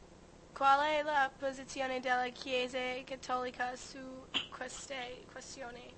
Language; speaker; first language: Italian; non-native, learner; English